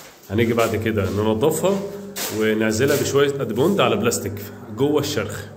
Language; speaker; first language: Arabic; native; Arabic